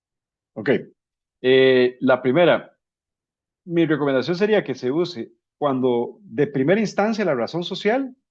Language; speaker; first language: Spanish; native; Spanish